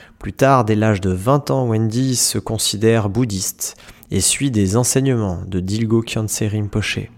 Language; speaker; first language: French; native; French